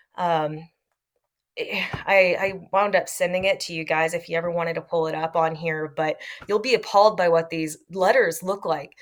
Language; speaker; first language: English; native; English